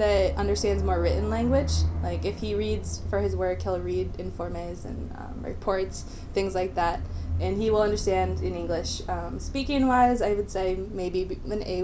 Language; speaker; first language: English; native; English